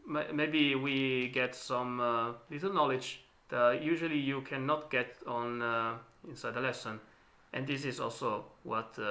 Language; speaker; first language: English; non-native, learner; Italian